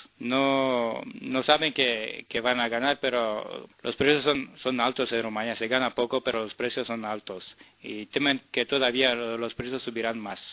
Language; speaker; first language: Spanish; non-native, fluent; Romanian